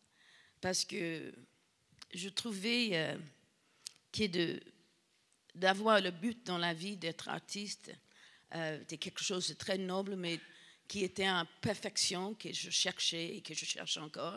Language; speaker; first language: French; non-native, fluent; English